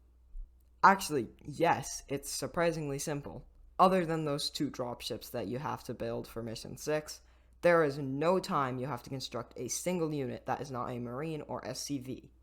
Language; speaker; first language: English; native; English